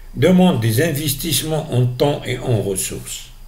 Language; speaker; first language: French; non-native, local second language; Arabic